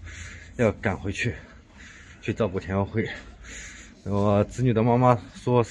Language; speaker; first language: Chinese; native; Chinese